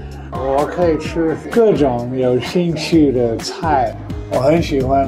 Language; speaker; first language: Chinese; non-native, fluent; English